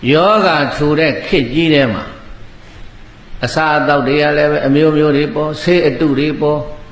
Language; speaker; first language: Burmese; native; Burmese